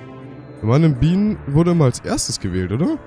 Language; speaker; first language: German; native; German